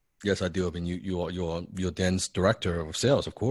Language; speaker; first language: English; non-native, fluent; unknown